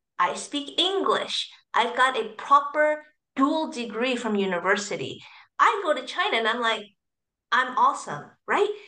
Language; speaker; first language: English; early bilingual, other home language; Cantonese